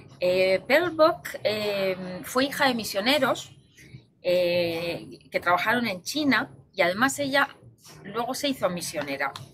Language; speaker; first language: Spanish; native; Spanish